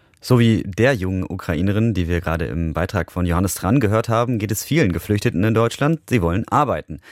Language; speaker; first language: German; native; German